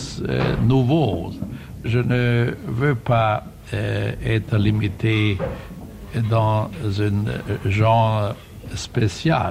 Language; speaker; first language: French; non-native, fluent; German